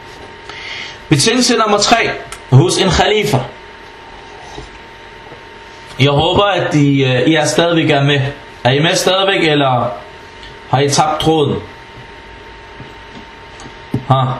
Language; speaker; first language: Danish; non-native, fluent; Arabic